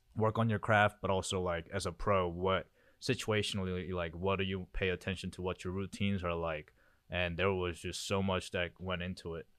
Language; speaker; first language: English; early bilingual, other home language; Korean